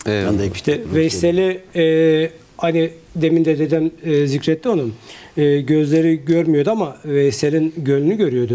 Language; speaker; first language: Turkish; native; Turkish